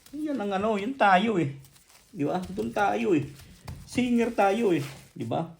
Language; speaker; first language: Filipino; native; Filipino